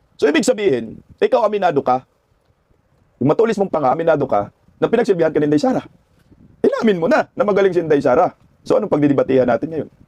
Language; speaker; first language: Filipino; non-native, local second language; Cebuano